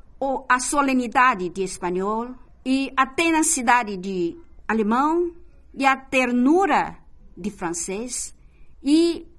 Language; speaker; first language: Portuguese; non-native, fluent; Chinese